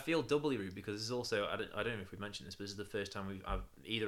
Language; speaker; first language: English; native; English